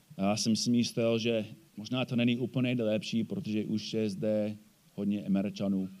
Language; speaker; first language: Czech; native; Czech